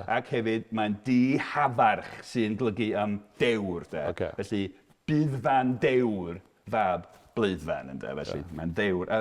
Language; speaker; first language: Welsh; non-native, fluent; English